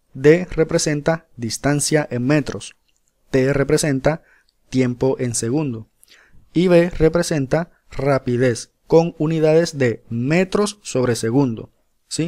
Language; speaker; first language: Spanish; native; Spanish